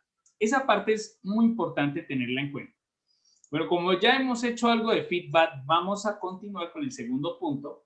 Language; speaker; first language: Spanish; native; Spanish